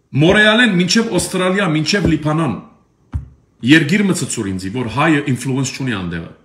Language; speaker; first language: Armenian; early bilingual, heritage; Armenian